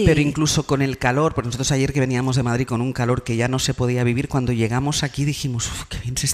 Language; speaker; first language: Spanish; native; Spanish